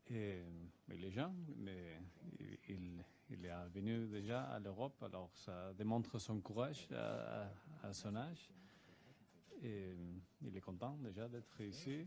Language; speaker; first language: French; non-native, fluent; Spanish